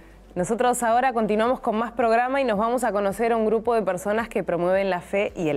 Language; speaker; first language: Spanish; native; Spanish